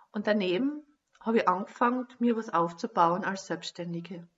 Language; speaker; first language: German; native; German